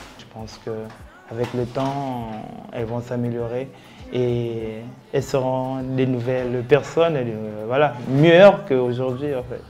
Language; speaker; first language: French; non-native, local second language; Wolof